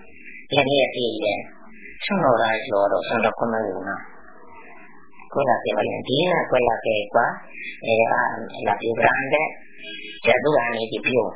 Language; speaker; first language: Italian; non-native, local second language; Friulian